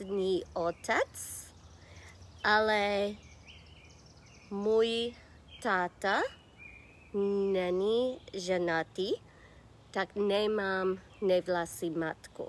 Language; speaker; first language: Czech; non-native, learner; English